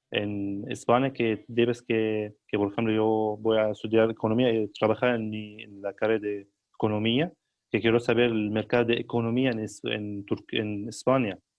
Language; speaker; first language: Spanish; non-native, learner; Arabic